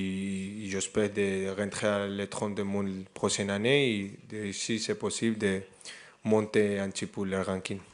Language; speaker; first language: French; non-native, fluent; Spanish